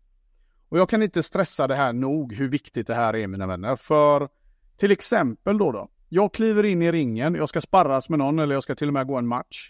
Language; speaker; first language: Swedish; native; Swedish